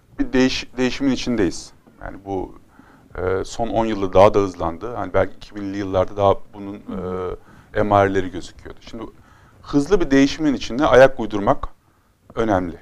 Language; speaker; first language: Turkish; native; Turkish